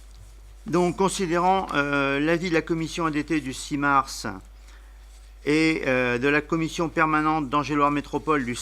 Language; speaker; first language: French; native; French